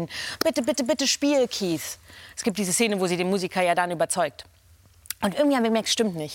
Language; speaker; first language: German; native; German